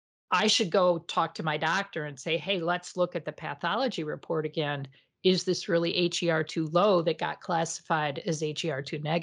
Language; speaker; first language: English; native; English